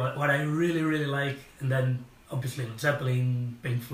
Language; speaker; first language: English; non-native, fluent; Spanish